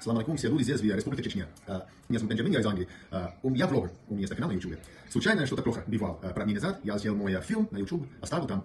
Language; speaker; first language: Russian; non-native, learner; English